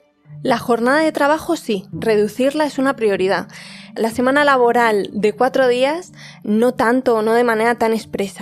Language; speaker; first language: Spanish; native; Spanish